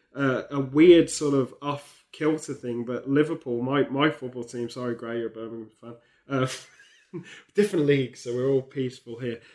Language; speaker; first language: English; native; English